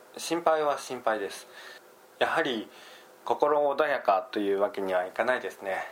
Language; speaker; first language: Japanese; native; Japanese